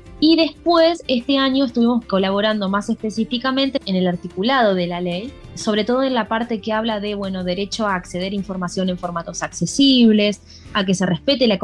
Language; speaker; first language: Spanish; native; Spanish